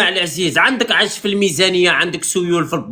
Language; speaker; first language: Arabic; native; Arabic